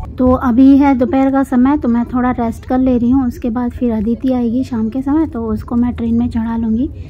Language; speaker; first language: Hindi; non-native, local second language; Marathi